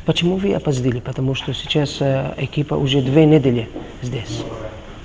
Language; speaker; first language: Russian; non-native, learner; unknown